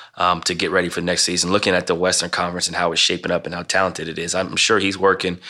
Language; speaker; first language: English; native; English